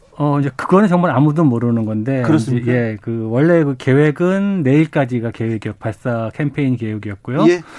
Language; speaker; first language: Korean; native; Korean